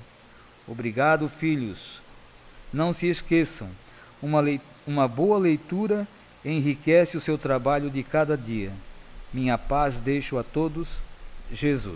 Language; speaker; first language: Portuguese; native; Portuguese